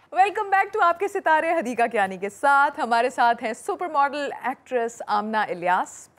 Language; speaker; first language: Urdu; native; Urdu